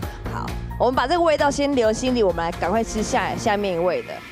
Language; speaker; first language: Chinese; native; Chinese